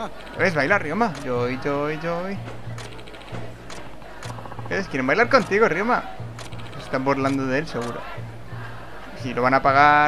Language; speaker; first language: Spanish; native; Spanish